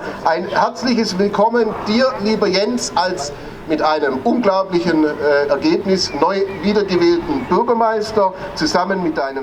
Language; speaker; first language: German; native; German